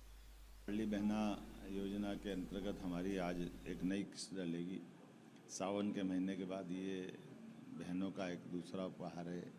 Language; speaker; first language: Hindi; native; Hindi